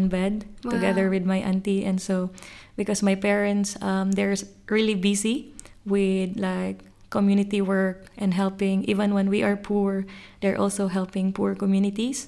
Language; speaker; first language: English; non-native, local second language; Cebuano